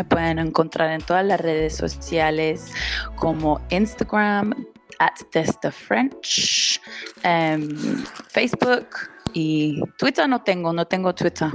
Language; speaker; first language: Spanish; early bilingual, heritage; Spanish